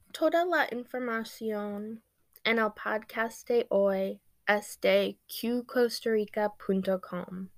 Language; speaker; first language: Spanish; non-native, learner; English